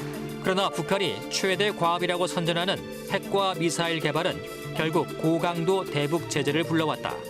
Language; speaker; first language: Korean; native; Korean